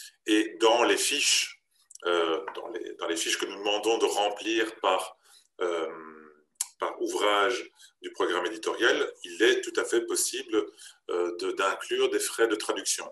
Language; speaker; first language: French; native; French